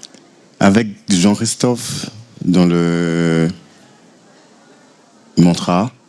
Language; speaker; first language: French; non-native, fluent; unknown